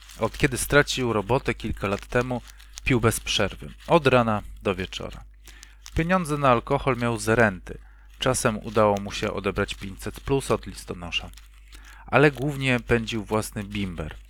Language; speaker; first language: Polish; native; Polish